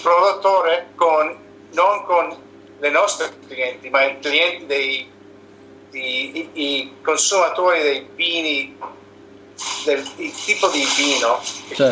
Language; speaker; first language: Italian; non-native, learner; English